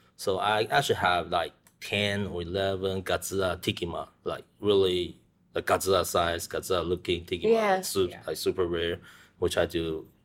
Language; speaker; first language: English; non-native, learner; Chinese